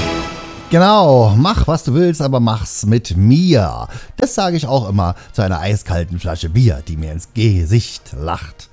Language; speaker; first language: German; native; German